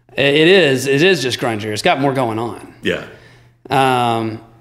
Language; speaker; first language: English; native; English